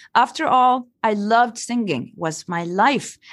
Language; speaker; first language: English; non-native, fluent; Italian